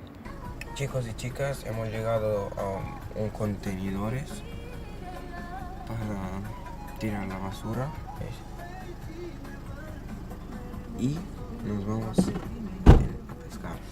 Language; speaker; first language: Spanish; non-native, local second language; Catalan